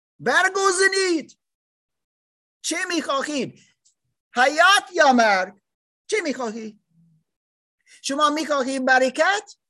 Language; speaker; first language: Persian; non-native, learner; German